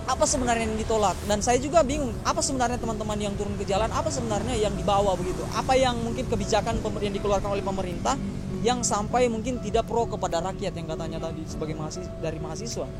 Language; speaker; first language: Indonesian; native; Indonesian